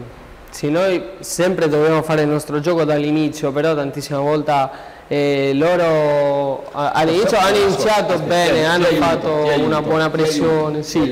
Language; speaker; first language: Italian; non-native, learner; Spanish